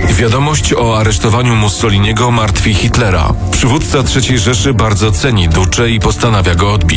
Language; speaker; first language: Polish; native; Polish